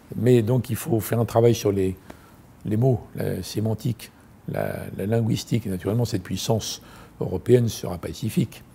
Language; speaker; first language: French; native; French